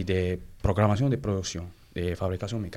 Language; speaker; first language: Spanish; non-native, learner; Arabic